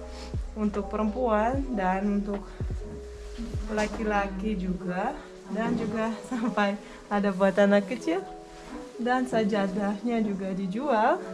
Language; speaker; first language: Indonesian; non-native, fluent; Russian